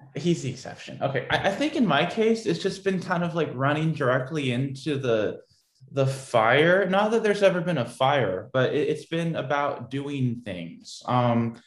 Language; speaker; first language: English; native; English